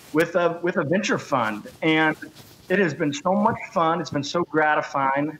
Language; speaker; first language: English; native; English